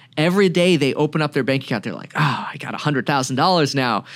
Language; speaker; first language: English; native; English